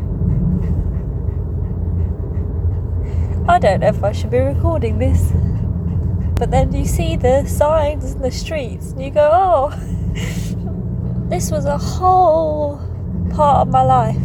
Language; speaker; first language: English; non-native, local second language; Polish